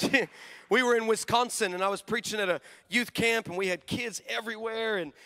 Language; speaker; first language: English; native; English